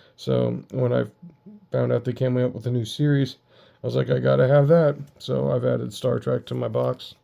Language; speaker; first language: English; native; English